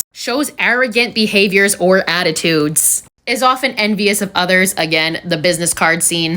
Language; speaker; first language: English; native; English